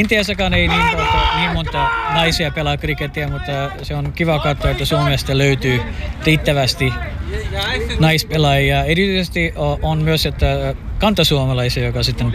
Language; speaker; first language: Finnish; non-native, fluent; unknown